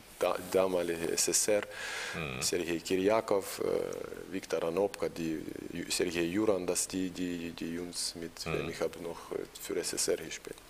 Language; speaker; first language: German; non-native, learner; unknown